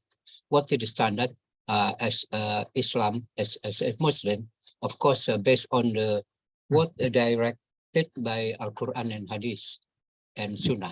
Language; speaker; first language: English; non-native, learner; Indonesian